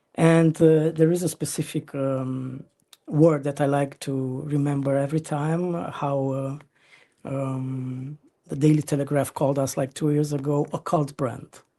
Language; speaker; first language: English; non-native, fluent; Romanian